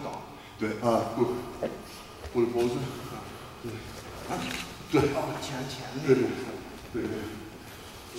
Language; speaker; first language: Chinese; non-native, learner; English